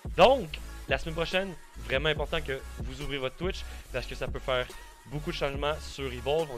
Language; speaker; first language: French; native; French